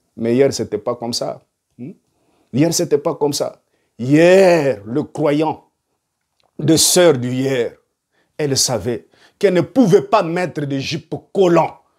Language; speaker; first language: French; non-native, local second language; Lingala